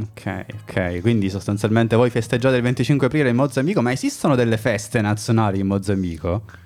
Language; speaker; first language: Italian; native; Italian